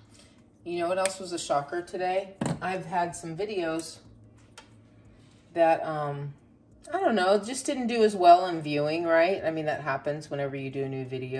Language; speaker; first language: English; native; English